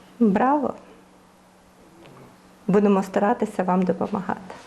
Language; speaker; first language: Ukrainian; native; Ukrainian